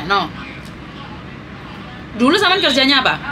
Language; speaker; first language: Indonesian; non-native, local second language; Javanese